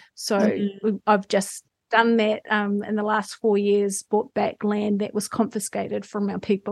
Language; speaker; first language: English; native; English